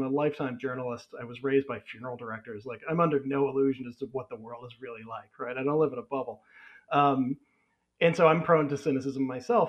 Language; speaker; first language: English; native; English